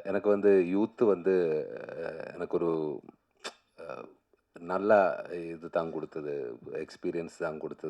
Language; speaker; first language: Tamil; non-native, learner; Malayalam